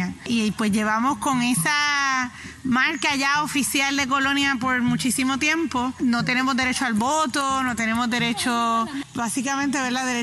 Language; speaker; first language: Spanish; native; Spanish